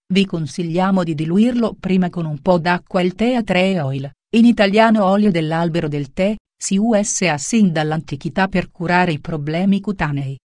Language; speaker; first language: Italian; native; Italian